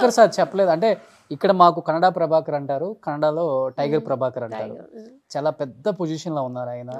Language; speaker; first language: Telugu; native; Telugu